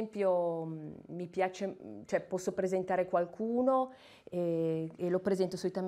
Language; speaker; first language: Italian; native; Italian